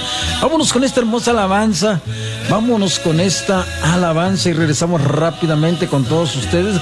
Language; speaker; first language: Spanish; native; Spanish